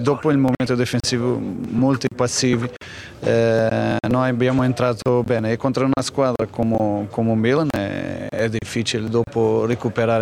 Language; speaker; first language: Italian; non-native, fluent; Portuguese